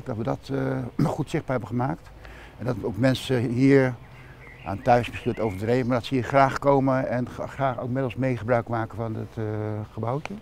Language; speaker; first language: Dutch; native; Dutch